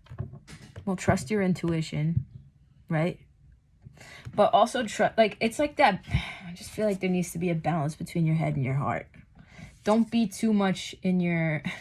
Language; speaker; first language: English; native; English